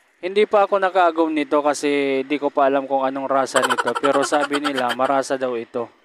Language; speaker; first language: Filipino; non-native, local second language; Waray